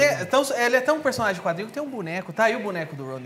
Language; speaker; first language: Portuguese; native; Portuguese